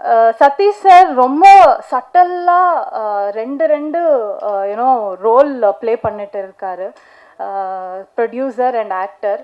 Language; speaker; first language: Tamil; non-native, learner; Kannada